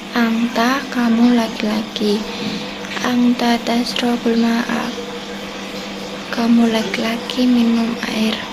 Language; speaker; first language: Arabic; non-native, learner; Indonesian